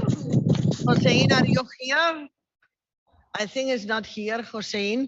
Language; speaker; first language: English; non-native, learner; Spanish